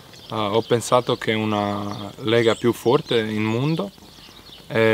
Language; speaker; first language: Italian; non-native, learner; Croatian